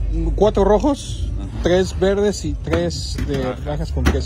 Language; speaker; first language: Spanish; native; Spanish